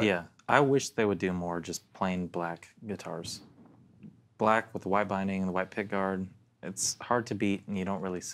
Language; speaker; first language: English; native; English